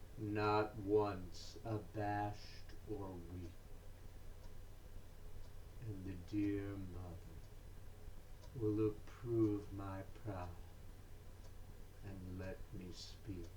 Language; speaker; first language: English; native; English